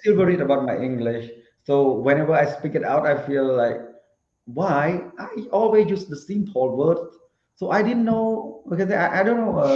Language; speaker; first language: English; non-native, learner; Khmer